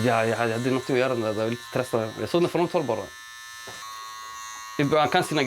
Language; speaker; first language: Swedish; early bilingual, other home language; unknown